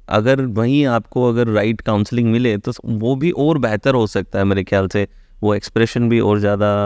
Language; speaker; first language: Hindi; native; Hindi